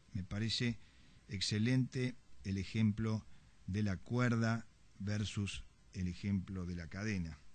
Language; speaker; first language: Spanish; native; Spanish